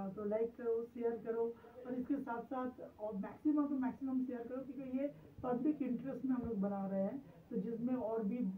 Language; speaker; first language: Hindi; non-native, local second language; Bangla